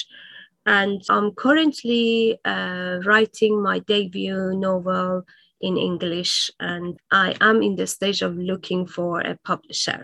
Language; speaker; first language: English; non-native, fluent; Persian